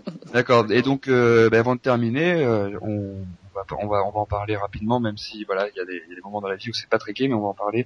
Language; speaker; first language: French; native; French